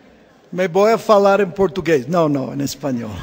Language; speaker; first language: Spanish; non-native, fluent; English